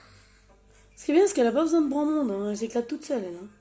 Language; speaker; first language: French; native; French